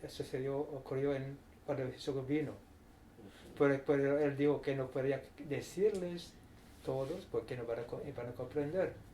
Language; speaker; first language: Spanish; non-native, fluent; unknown